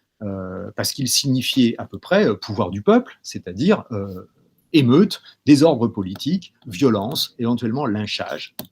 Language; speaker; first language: French; native; French